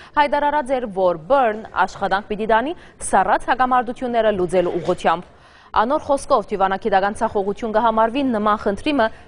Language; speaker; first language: Armenian; early bilingual, heritage; Armenian